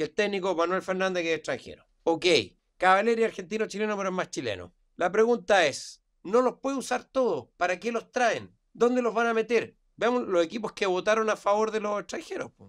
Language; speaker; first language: Spanish; native; Spanish